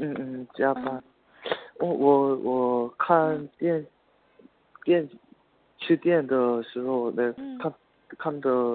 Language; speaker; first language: Chinese; non-native, learner; Korean